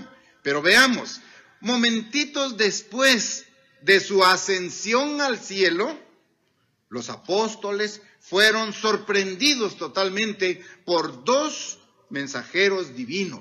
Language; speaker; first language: Spanish; native; Spanish